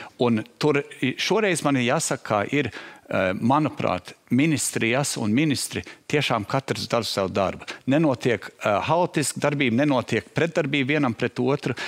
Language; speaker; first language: Latvian; native; Latvian